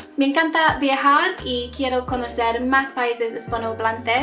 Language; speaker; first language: Spanish; non-native, learner; English